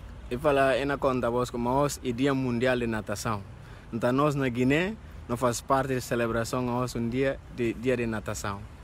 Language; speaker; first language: Portuguese; non-native, local second language; Upper Guinea Crioulo